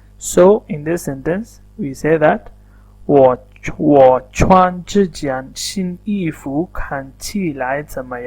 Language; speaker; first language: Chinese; non-native, fluent; Urdu